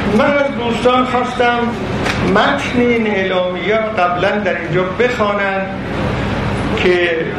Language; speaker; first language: Persian; non-native, local second language; Azerbaijani